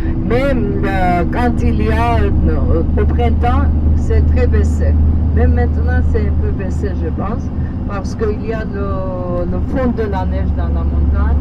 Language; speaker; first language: French; non-native, fluent; Georgian